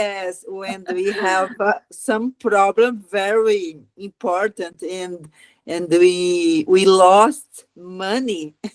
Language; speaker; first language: English; non-native, learner; Portuguese